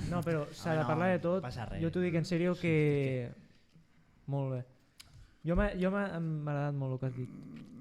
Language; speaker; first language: Catalan; native; Catalan